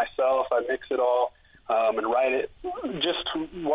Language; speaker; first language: English; native; English